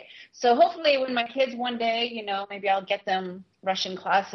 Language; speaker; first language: English; early bilingual, other home language; Russian